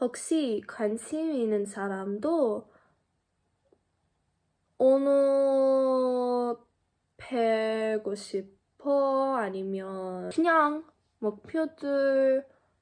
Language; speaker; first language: Korean; non-native, learner; English